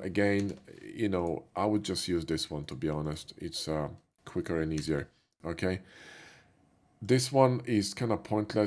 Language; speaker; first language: English; non-native, fluent; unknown